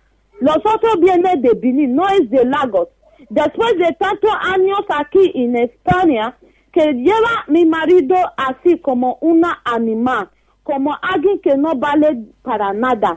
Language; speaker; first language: Spanish; non-native, learner; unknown